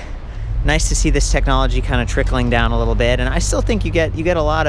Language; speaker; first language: English; native; English